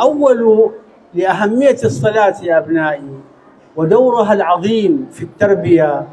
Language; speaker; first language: Arabic; native; Arabic